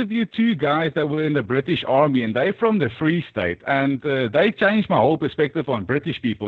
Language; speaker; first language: English; non-native, local second language; Afrikaans